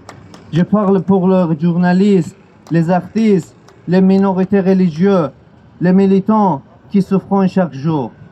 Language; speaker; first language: French; non-native, learner; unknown